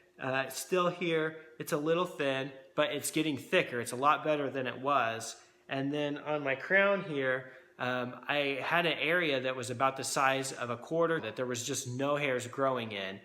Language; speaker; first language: English; native; English